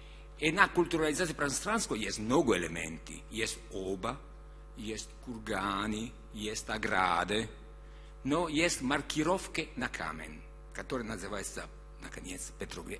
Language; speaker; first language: Russian; non-native, learner; Italian